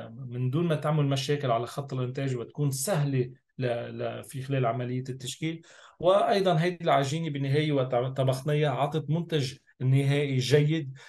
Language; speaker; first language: Arabic; native; Arabic